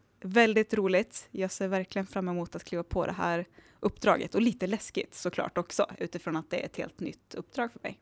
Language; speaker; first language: Swedish; native; Swedish